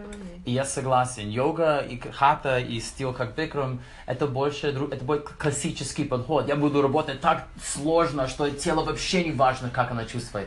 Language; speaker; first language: Russian; non-native, learner; English